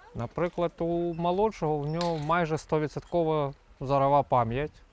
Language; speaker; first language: Ukrainian; native; Ukrainian